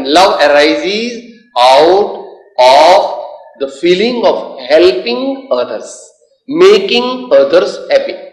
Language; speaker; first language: English; non-native, local second language; Gujarati